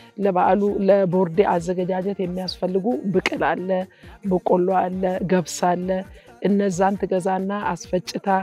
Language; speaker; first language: Amharic; non-native, local second language; Wolaytta